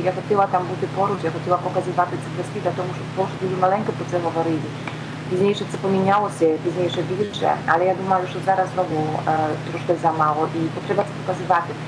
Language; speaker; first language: Ukrainian; non-native, learner; Polish